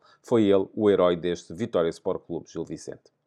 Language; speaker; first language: Portuguese; native; Portuguese